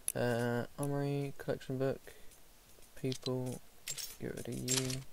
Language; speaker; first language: English; native; English